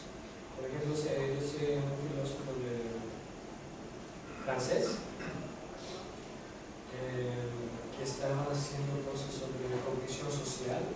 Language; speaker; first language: Spanish; non-native, fluent; Greek